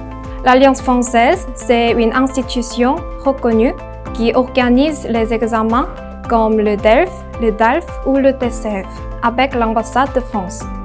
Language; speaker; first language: French; non-native, learner; Korean